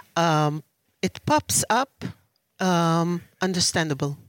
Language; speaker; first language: English; non-native, learner; Hebrew